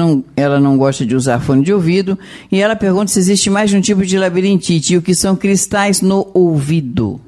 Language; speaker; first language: Portuguese; native; Portuguese